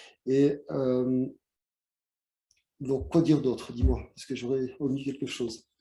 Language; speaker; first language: French; native; French